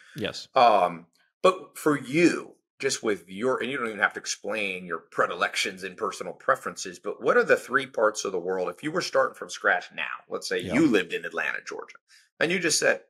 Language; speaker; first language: English; native; English